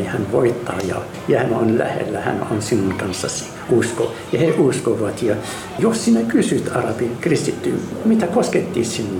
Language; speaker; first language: Finnish; non-native, learner; Arabic